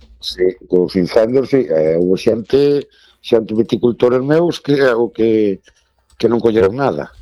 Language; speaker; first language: Galician; native; Galician